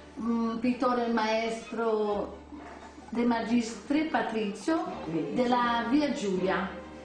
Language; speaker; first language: Italian; non-native, learner; Portuguese